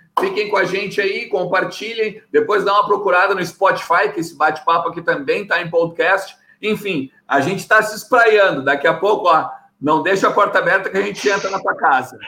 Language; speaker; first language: Portuguese; native; Portuguese